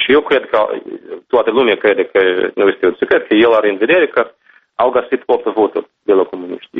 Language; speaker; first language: Romanian; non-native, fluent; English